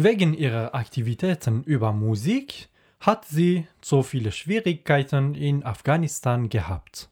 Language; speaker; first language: German; non-native, learner; Persian